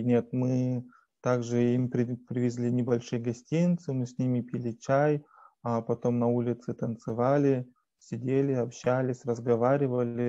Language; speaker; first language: Russian; native; Russian